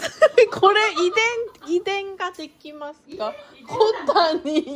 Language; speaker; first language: Japanese; non-native, learner; Korean